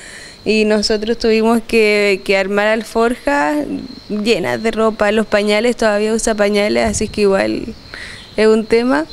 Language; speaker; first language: Spanish; native; Spanish